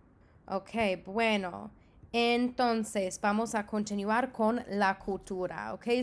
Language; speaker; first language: Spanish; non-native, fluent; English